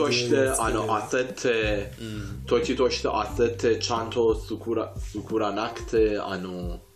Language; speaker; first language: Japanese; non-native, fluent; Persian